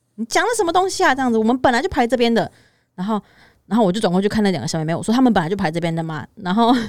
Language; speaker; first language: Chinese; native; Chinese